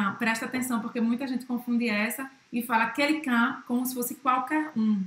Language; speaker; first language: Portuguese; native; Portuguese